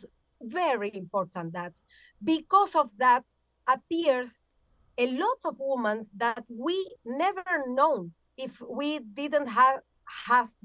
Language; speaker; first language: English; non-native, learner; Spanish